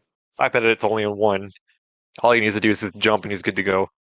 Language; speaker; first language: English; native; English